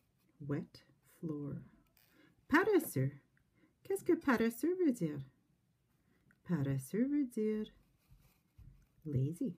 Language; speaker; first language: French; non-native, fluent; English